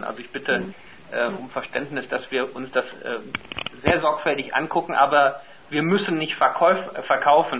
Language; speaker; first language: German; native; German